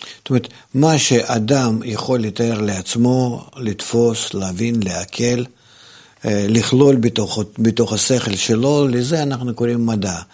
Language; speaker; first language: Hebrew; non-native, fluent; Russian